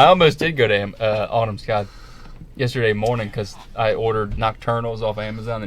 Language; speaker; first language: English; native; English